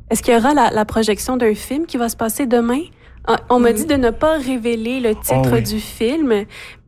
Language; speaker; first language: French; native; French